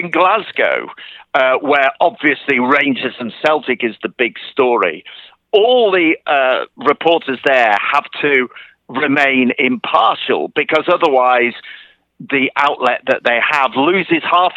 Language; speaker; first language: English; native; English